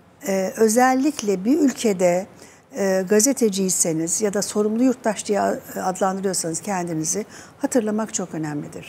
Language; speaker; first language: Turkish; native; Turkish